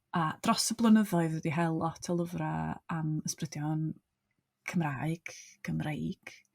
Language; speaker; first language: Welsh; native; Welsh